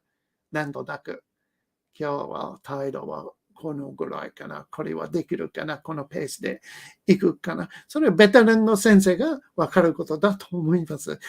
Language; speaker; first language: Japanese; non-native, learner; English